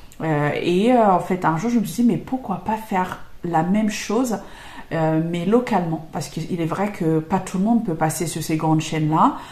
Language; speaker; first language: French; non-native, fluent; English